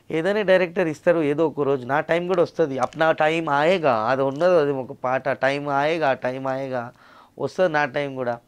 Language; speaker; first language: Telugu; non-native, local second language; Urdu